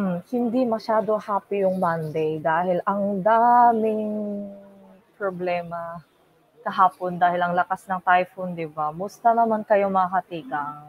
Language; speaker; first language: Filipino; non-native, fluent; Korean